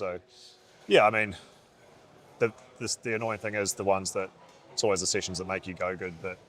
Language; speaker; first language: English; native; English